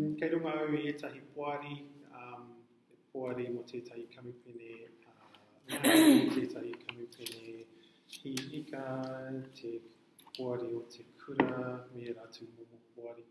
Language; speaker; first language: Māori; non-native, learner; English